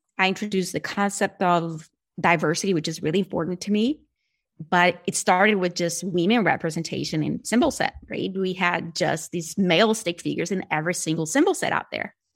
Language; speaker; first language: English; non-native, fluent; Portuguese